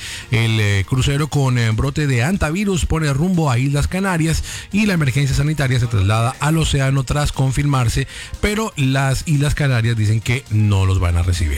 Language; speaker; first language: Spanish; native; Spanish